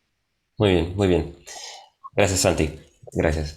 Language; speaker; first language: Spanish; non-native, fluent; English